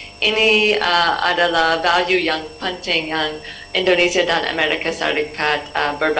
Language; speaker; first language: Indonesian; non-native, learner; English